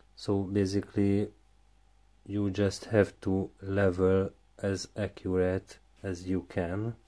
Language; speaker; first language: English; non-native, learner; Hungarian